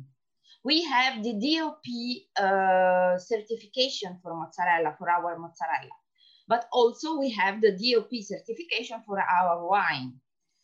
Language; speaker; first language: English; non-native, fluent; Italian